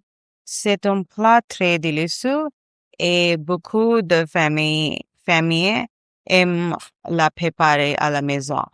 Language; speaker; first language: French; non-native, learner; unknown